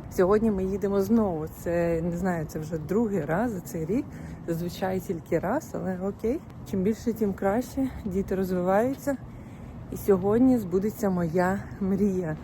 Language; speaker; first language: Ukrainian; native; Ukrainian